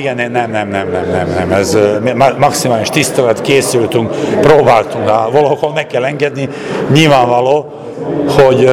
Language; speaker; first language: Hungarian; non-native, fluent; Serbian